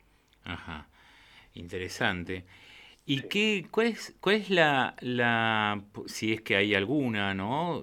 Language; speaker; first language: Spanish; native; Spanish